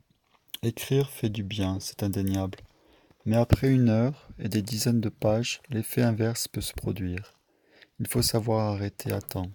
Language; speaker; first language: French; native; French